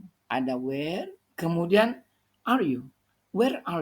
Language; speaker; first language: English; non-native, fluent; Indonesian